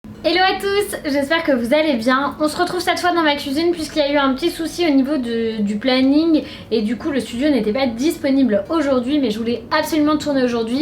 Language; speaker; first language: French; native; French